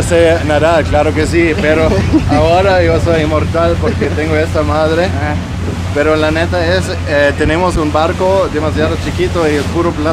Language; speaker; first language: Spanish; non-native, learner; German